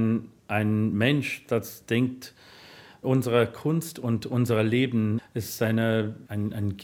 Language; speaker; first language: German; non-native, fluent; English